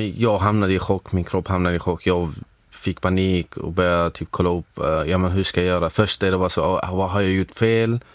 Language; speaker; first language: Swedish; non-native, fluent; Arabic